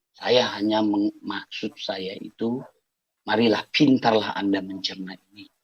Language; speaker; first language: Indonesian; non-native, local second language; Achinese